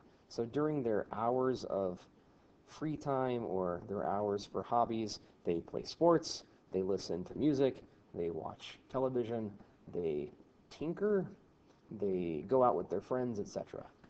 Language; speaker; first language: English; native; English